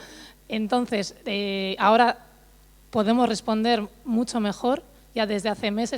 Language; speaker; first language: Spanish; native; Spanish